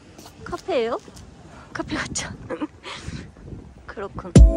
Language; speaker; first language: Korean; non-native, learner; Turkish